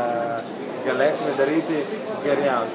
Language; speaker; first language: Lithuanian; non-native, learner; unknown